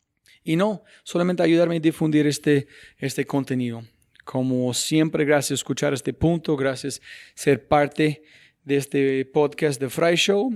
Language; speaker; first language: Spanish; non-native, fluent; English